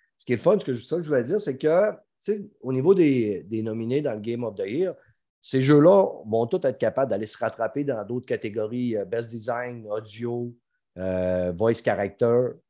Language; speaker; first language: French; native; French